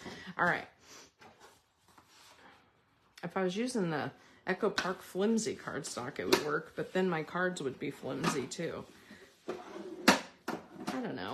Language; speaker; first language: English; native; English